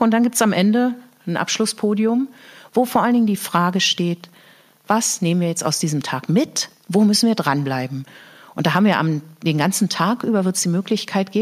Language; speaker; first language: German; native; German